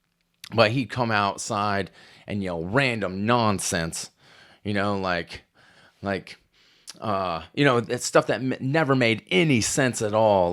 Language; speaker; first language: English; native; English